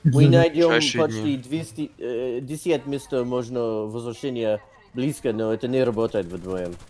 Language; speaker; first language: Russian; non-native, learner; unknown